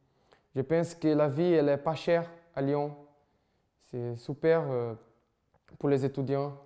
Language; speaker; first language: French; non-native, fluent; Portuguese